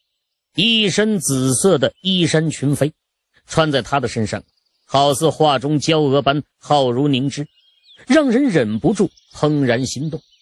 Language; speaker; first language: Chinese; native; Chinese